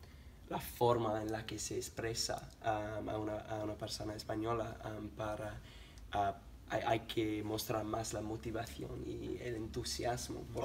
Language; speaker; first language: Spanish; non-native, learner; English